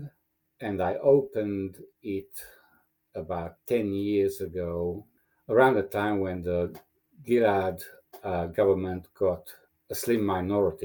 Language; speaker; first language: English; non-native, fluent; Romanian